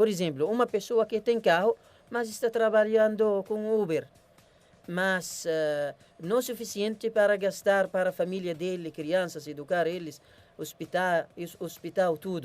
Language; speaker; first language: Portuguese; non-native, learner; Arabic